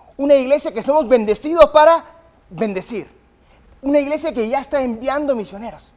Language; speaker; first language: Spanish; early bilingual, other home language; English